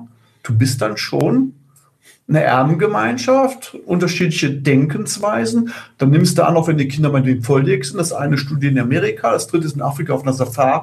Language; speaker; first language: German; native; German